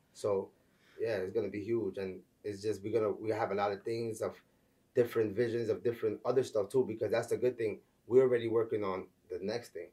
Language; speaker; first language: English; early bilingual, other home language; Spanish